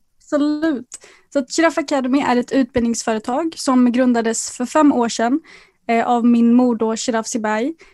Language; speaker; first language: Swedish; early bilingual, other home language; Arabic